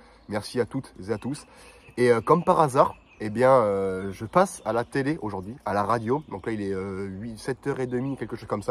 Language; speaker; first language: French; native; French